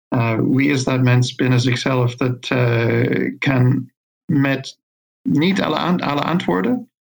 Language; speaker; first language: Dutch; non-native, fluent; English